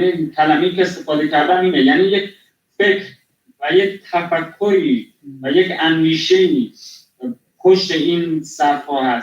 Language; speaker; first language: Persian; non-native, local second language; Kurdish